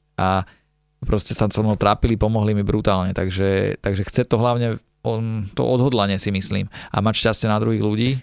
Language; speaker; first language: Slovak; native; Slovak